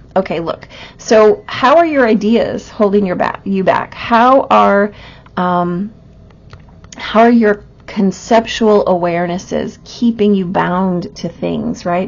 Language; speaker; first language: English; native; English